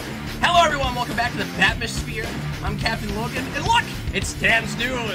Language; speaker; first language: English; native; English